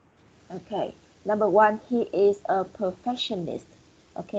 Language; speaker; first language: English; non-native, fluent; Vietnamese